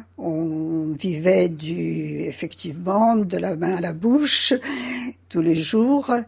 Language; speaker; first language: French; early bilingual, other home language; Yiddish